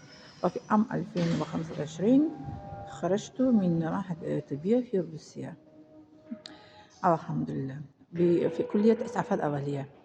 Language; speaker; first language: Arabic; non-native, fluent; Tajik